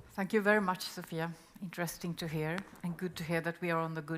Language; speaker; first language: English; non-native, fluent; Swedish